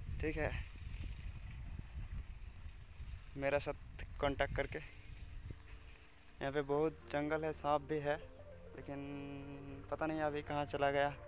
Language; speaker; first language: Hindi; non-native, local second language; Bangla